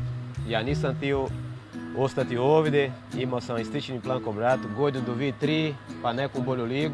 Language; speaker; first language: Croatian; non-native, fluent; Portuguese